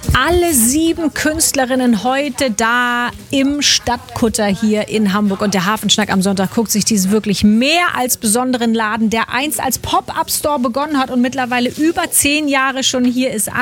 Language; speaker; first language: German; native; German